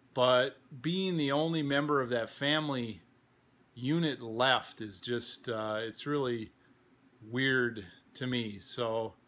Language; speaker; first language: English; native; English